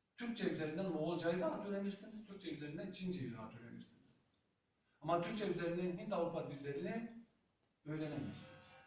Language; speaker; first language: Turkish; non-native, local second language; Zaza